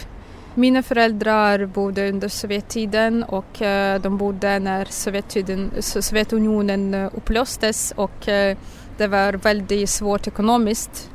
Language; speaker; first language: Swedish; non-native, fluent; Russian